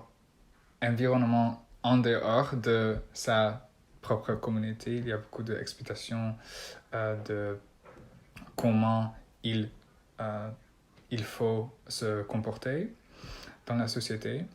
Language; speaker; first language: French; non-native, learner; Dutch